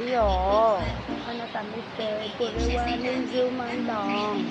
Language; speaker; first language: Japanese; non-native, learner; Vietnamese